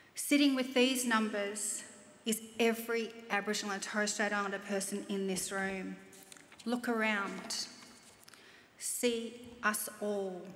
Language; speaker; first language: English; native; English